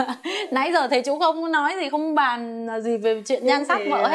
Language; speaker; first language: Vietnamese; native; Vietnamese